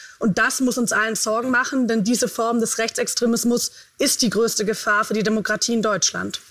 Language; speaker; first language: German; native; German